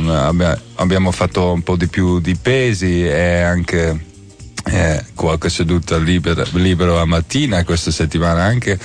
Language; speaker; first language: Italian; non-native, learner; Dutch